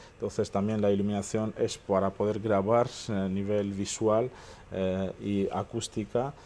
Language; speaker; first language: Spanish; non-native, fluent; Armenian